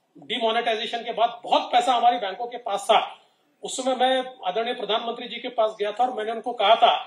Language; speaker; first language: Hindi; non-native, local second language; Marathi